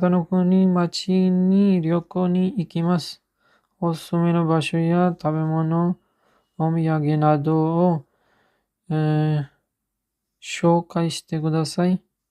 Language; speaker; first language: Japanese; non-native, learner; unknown